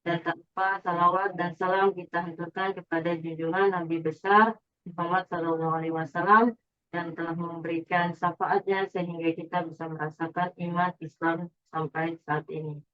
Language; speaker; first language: Indonesian; native; Indonesian